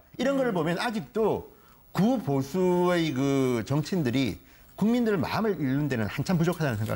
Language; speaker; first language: Korean; native; Korean